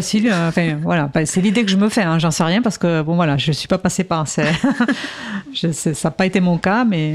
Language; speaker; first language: French; native; French